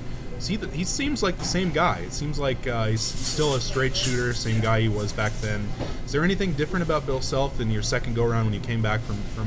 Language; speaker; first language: English; native; English